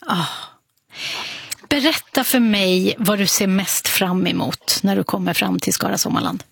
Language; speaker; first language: Swedish; native; Swedish